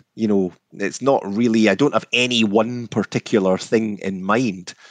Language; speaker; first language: English; native; English